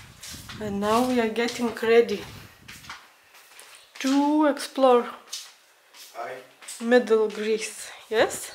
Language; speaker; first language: English; non-native, fluent; Lithuanian